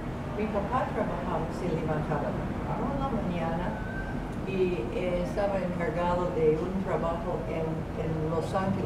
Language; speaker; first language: Spanish; non-native, fluent; English